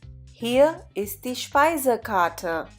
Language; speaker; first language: German; non-native, fluent; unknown